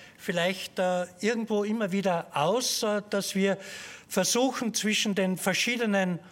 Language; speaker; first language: German; native; German